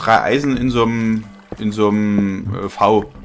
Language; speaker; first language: German; native; German